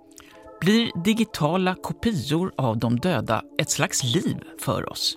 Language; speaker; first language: Swedish; native; Swedish